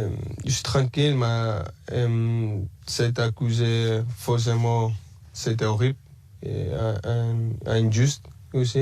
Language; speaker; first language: French; early bilingual, other home language; Spanish